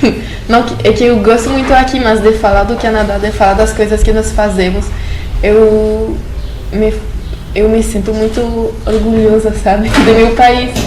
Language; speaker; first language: Portuguese; non-native, fluent; French